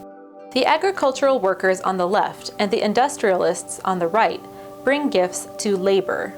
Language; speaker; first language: English; native; English